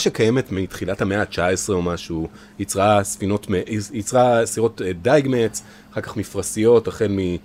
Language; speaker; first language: Hebrew; native; Hebrew